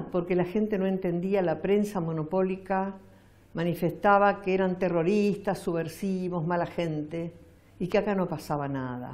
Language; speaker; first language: Spanish; native; Spanish